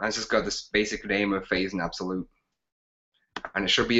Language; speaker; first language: English; native; English